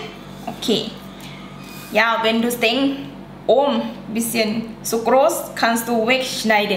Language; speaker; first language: German; non-native, learner; Thai